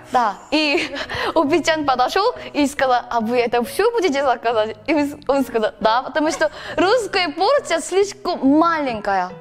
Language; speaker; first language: Russian; non-native, learner; Korean